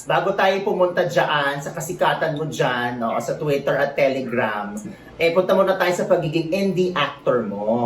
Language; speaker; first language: Filipino; native; Filipino